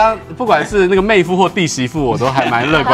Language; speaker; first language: Chinese; native; Chinese